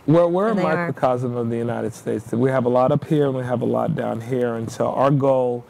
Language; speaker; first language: English; native; English